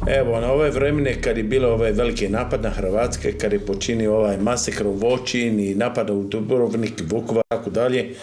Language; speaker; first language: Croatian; non-native, learner; English